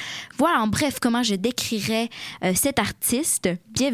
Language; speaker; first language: French; native; French